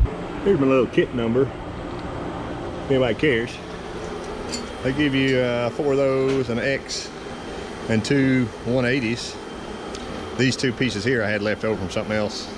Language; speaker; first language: English; native; English